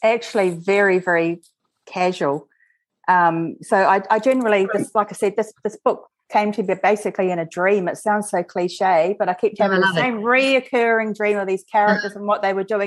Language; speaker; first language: English; native; English